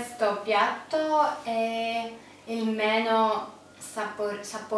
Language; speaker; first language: Italian; non-native, learner; English